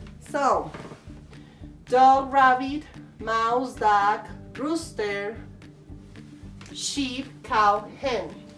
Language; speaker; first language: English; non-native, learner; Spanish